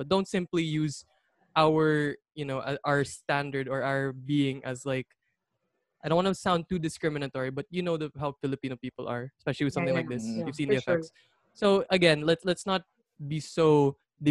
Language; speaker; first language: English; non-native, local second language; Filipino